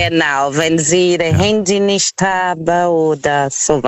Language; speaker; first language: German; non-native, fluent; Portuguese